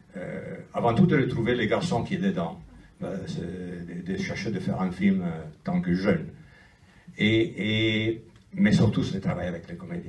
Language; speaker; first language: French; non-native, fluent; Italian